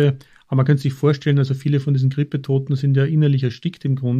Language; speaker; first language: German; native; German